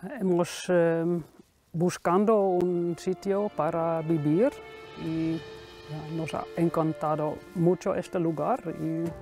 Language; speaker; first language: Spanish; non-native, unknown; Dutch